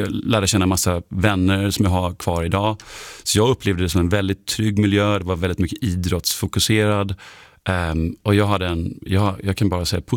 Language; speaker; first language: Swedish; non-native, fluent; German